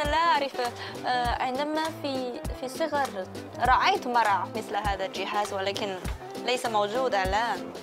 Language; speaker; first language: Arabic; non-native, learner; Chinese